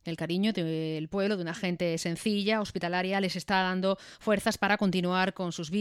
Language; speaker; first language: Spanish; native; Spanish